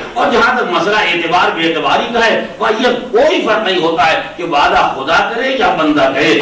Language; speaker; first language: Urdu; native; Urdu